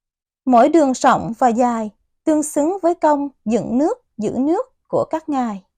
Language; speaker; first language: Vietnamese; native; Vietnamese